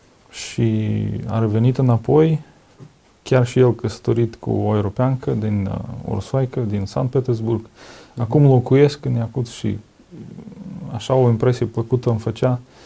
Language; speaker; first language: Romanian; non-native, fluent; Russian